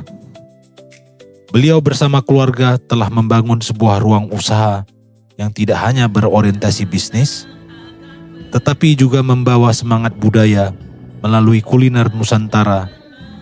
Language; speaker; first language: Indonesian; native; Indonesian